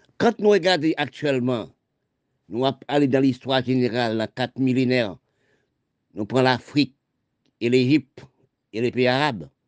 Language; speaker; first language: French; non-native, local second language; Haitian Creole